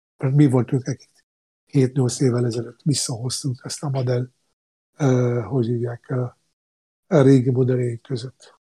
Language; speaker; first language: Hungarian; non-native, fluent; Arabic